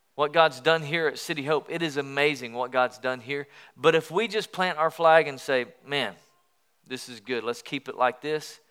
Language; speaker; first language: English; native; English